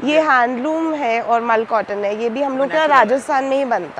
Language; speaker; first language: Hindi; native; Hindi